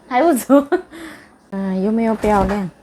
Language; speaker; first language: Chinese; non-native, learner; Javanese